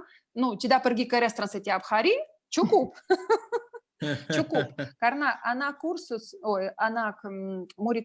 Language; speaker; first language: Indonesian; non-native, learner; Russian